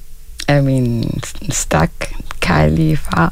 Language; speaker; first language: Danish; early bilingual, other home language; Arabic